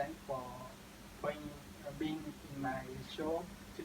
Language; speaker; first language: English; non-native, learner; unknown